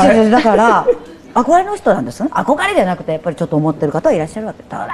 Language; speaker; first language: Japanese; native; Japanese